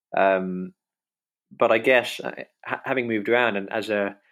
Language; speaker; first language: English; native; English